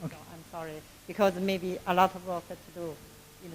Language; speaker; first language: English; non-native, learner; Chinese